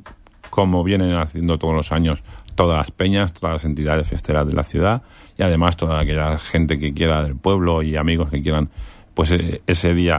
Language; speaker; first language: Spanish; native; Spanish